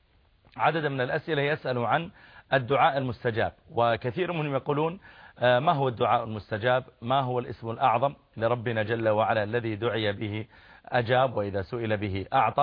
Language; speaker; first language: Arabic; native; Arabic